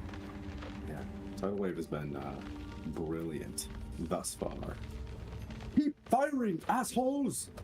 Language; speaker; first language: English; native; English